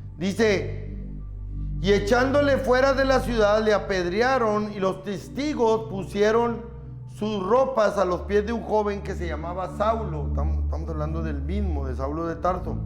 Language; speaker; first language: Spanish; native; Spanish